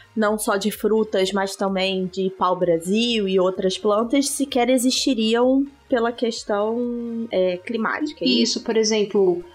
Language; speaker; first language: Portuguese; native; Portuguese